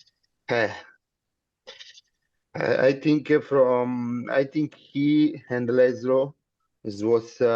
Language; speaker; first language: English; non-native, learner; Italian